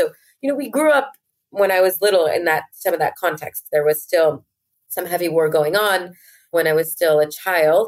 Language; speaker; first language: English; native; English